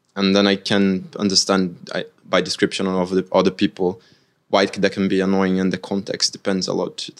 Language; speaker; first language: English; non-native, fluent; Arabic